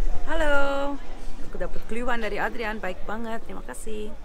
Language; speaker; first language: Indonesian; early bilingual, heritage; German